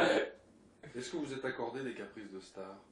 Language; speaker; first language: French; native; French